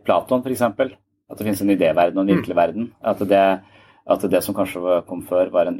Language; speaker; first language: Norwegian; native; Norwegian